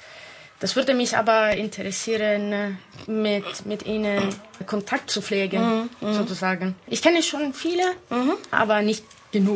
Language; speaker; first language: German; non-native, fluent; Italian